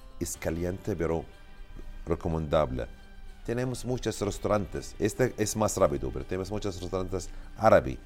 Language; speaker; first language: Spanish; non-native, learner; Arabic